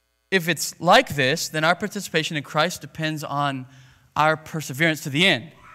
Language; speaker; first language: English; native; English